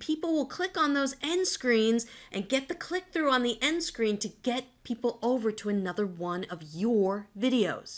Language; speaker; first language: English; native; English